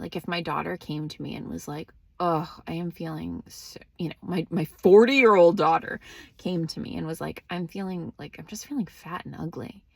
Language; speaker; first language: English; native; English